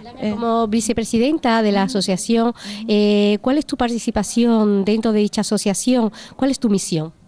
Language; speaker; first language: Spanish; native; Spanish